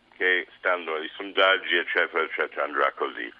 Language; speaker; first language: Italian; non-native, fluent; English